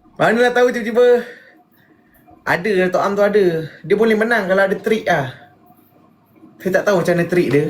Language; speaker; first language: Malay; native; Malay